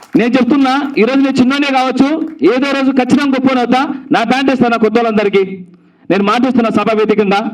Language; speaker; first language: Telugu; native; Telugu